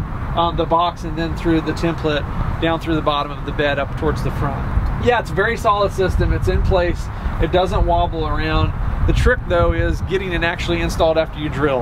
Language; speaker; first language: English; native; English